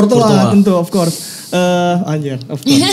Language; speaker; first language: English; non-native, learner; Indonesian